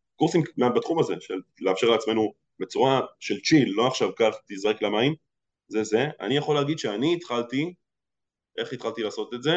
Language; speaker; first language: Hebrew; early bilingual, other home language; Russian